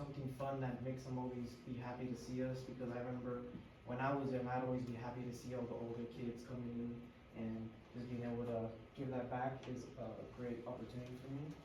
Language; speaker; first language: English; early bilingual, other home language; Spanish